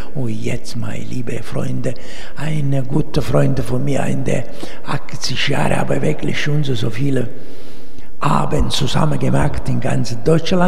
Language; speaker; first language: German; non-native, learner; Italian